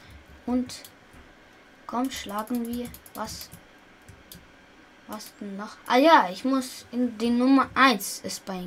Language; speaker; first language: German; early bilingual, other home language; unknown